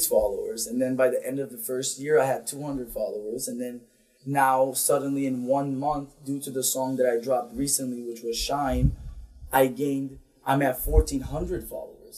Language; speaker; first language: English; non-native, fluent; Papiamento